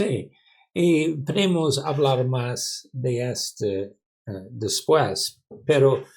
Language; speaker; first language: Spanish; non-native, learner; English